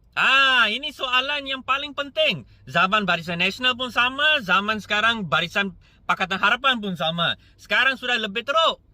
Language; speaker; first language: Malay; non-native, local second language; Punjabi